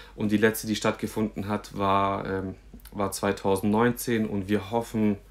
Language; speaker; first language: German; native; German